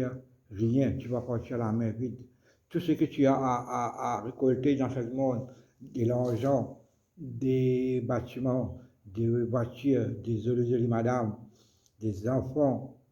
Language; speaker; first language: French; non-native, local second language; Morisyen